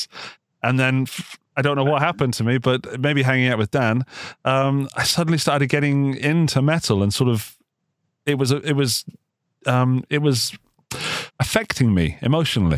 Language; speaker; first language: English; native; English